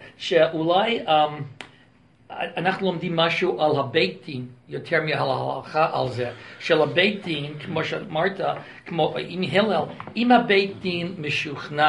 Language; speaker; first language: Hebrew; non-native, fluent; English